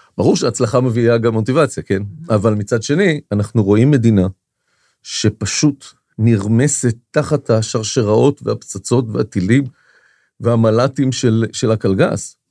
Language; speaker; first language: Hebrew; native; Hebrew